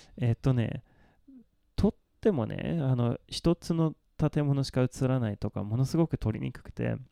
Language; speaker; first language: Japanese; non-native, fluent; Swedish